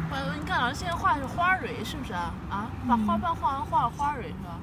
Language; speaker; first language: Chinese; native; Chinese